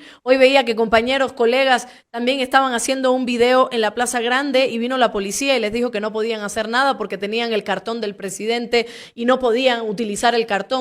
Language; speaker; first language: Spanish; native; Spanish